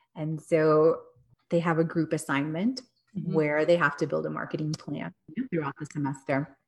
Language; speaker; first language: English; native; English